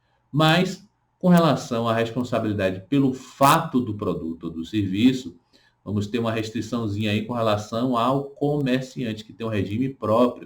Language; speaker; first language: Portuguese; native; Portuguese